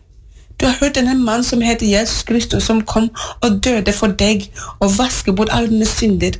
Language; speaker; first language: Norwegian; non-native, learner; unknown